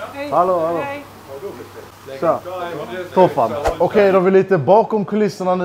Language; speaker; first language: Swedish; native; Swedish